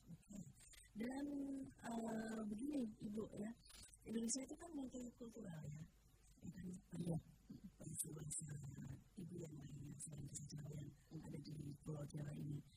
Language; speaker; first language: Indonesian; non-native, local second language; Javanese